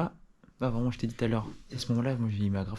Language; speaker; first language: French; native; French